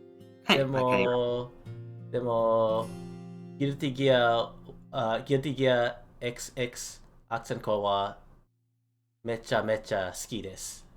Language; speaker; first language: Japanese; non-native, learner; English